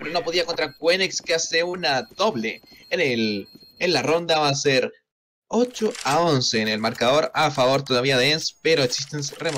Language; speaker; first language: Spanish; native; Spanish